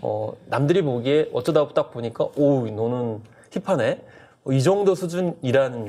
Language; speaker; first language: Korean; native; Korean